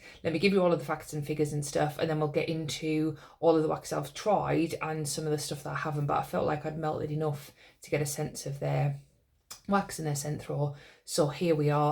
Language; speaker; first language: English; native; English